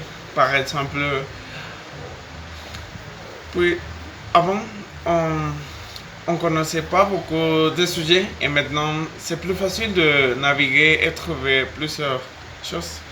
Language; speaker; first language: French; non-native, fluent; Spanish